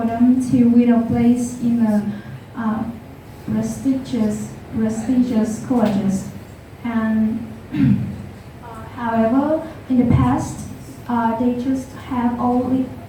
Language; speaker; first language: English; non-native, learner; Vietnamese